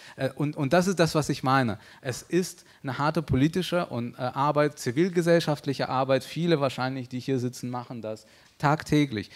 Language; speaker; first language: German; early bilingual, other home language; Russian